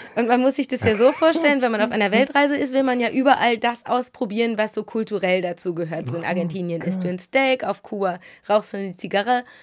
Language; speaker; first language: German; native; German